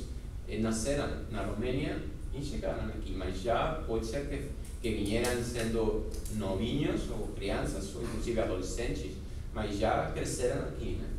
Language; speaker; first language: Portuguese; non-native, fluent; Spanish